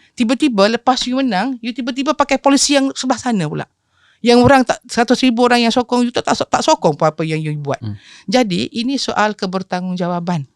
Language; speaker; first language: Malay; native; Malay